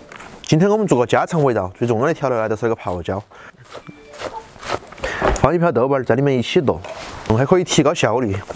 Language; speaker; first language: Chinese; native; Chinese